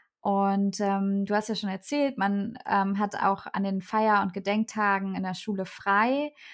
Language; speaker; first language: German; native; German